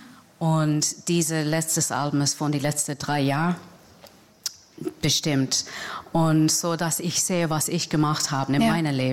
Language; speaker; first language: German; non-native, fluent; English